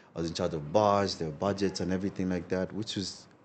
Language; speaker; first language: English; non-native, local second language; Luo (Kenya and Tanzania)